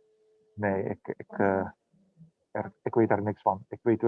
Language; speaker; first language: Dutch; non-native, local second language; Papiamento